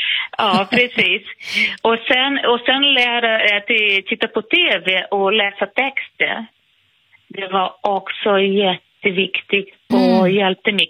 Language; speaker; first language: Swedish; non-native, fluent; Portuguese